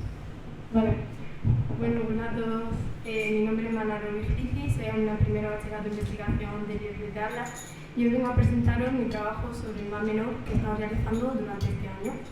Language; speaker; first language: Spanish; early bilingual, other home language; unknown